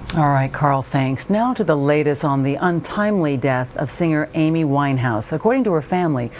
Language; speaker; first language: English; native; English